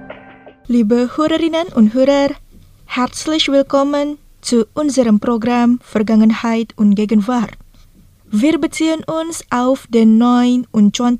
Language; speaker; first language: German; non-native, fluent; Indonesian